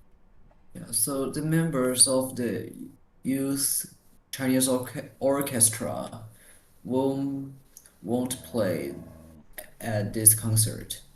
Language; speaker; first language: English; non-native, learner; Chinese